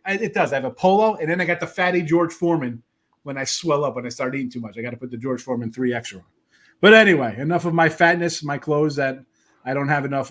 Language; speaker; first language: English; native; English